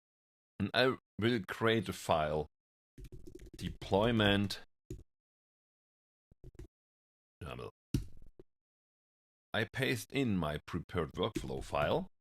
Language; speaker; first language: English; non-native, fluent; German